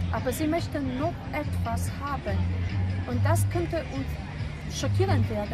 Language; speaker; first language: German; non-native, fluent; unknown